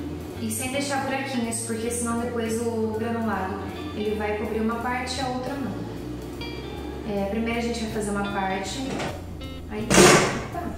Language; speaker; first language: Portuguese; native; Portuguese